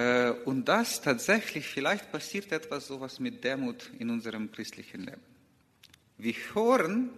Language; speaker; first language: German; non-native, learner; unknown